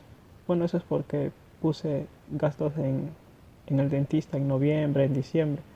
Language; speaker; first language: Spanish; native; Spanish